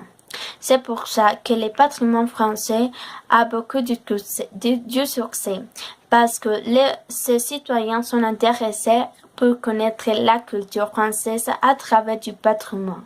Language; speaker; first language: French; non-native, learner; Spanish